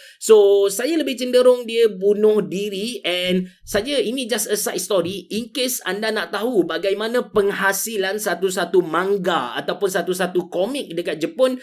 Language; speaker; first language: Malay; native; Malay